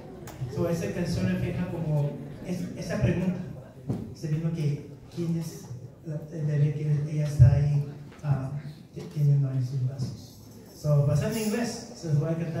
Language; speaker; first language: Spanish; early bilingual, heritage; Spanish